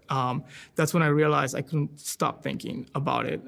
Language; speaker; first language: English; non-native, fluent; Spanish